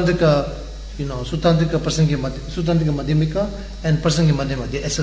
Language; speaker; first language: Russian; non-native, learner; Tibetan